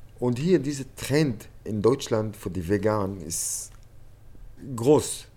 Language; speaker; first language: German; non-native, learner; Arabic